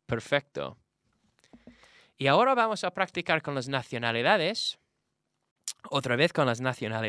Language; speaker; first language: Spanish; non-native, fluent; English